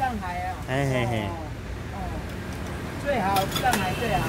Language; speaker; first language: Chinese; non-native, local second language; Min Nan Chinese